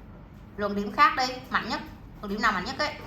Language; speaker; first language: Vietnamese; native; Vietnamese